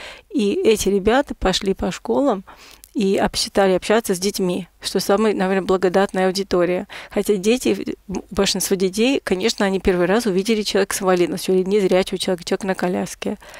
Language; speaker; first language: Russian; non-native, fluent; English